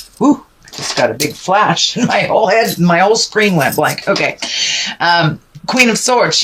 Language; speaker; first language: English; native; English